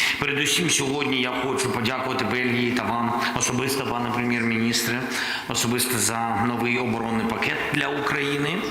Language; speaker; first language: Ukrainian; non-native, local second language; Russian